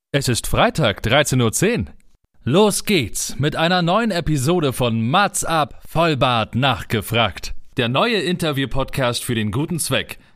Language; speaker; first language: German; native; German